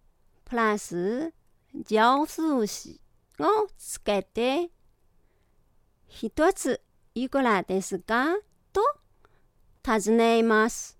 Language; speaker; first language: Japanese; non-native, fluent; Chinese